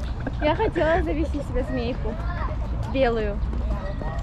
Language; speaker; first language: Russian; native; Russian